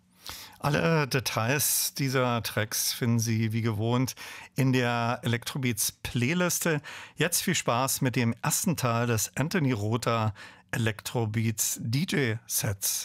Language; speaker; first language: German; native; German